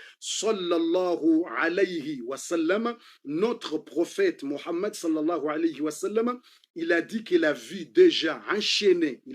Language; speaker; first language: French; non-native, learner; Comorian